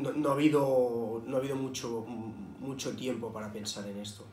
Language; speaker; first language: Spanish; non-native, local second language; Catalan